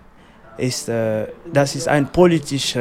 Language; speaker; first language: German; non-native, learner; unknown